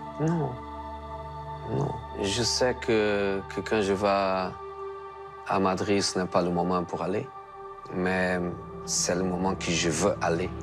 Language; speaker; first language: French; non-native, fluent; Portuguese